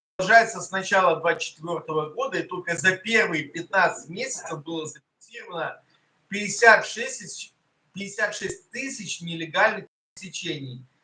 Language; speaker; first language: Russian; native; Russian